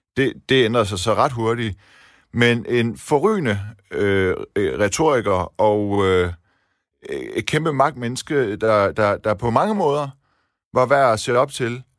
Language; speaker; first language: Danish; early bilingual, other home language; Persian